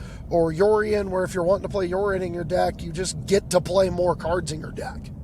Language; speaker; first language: English; native; English